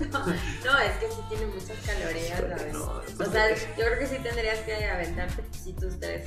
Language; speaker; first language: Spanish; native; Spanish